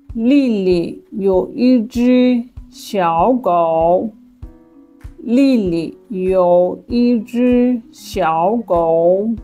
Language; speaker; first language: Chinese; non-native, fluent; Persian